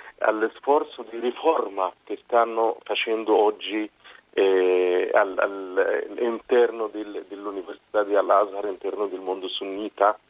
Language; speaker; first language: Italian; non-native, fluent; Arabic